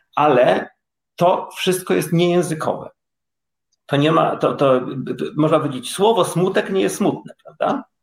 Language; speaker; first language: Polish; native; Polish